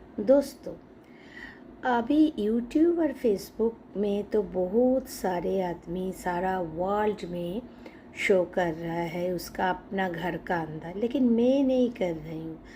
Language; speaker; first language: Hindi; non-native, local second language; Bangla